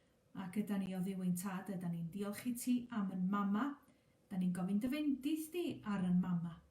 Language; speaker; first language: Welsh; native; Welsh